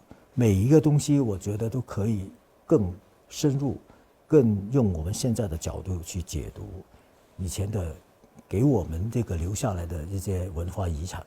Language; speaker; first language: Chinese; non-native, fluent; Cantonese